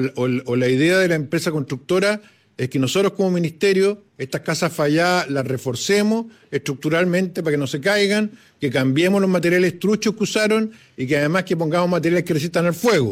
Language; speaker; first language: Spanish; native; Spanish